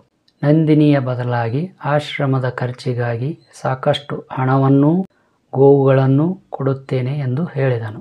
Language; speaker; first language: Kannada; native; Kannada